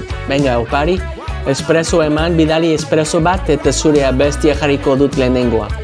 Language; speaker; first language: Basque; non-native, learner; English